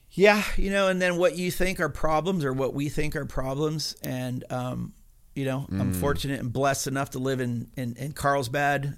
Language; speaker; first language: English; native; English